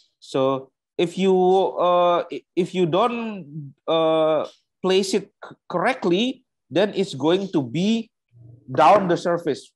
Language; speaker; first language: English; non-native, learner; Indonesian